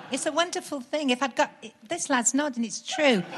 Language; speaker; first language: English; native; English